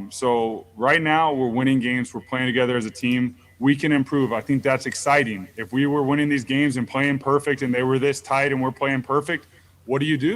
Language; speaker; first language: English; native; English